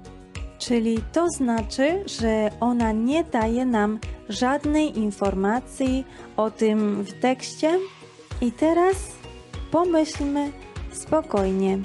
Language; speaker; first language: Polish; non-native, fluent; Georgian